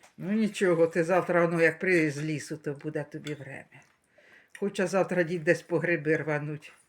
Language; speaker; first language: Ukrainian; native; Ukrainian